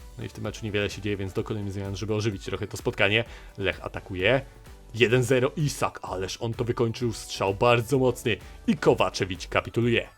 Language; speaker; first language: Polish; native; Polish